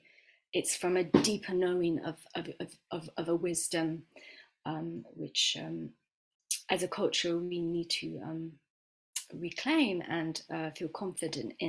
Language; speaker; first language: English; native; English